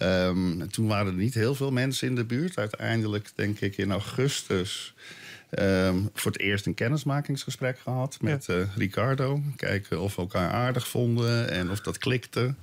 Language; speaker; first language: Dutch; native; Dutch